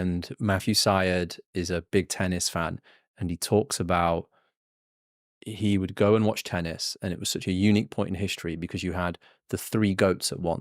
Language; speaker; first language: English; native; English